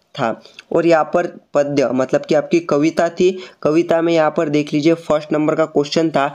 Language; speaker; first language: Hindi; non-native, local second language; Marathi